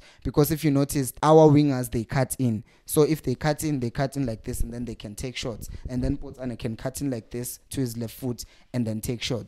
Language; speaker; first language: English; non-native, local second language; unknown